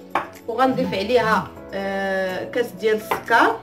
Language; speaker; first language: Arabic; native; Arabic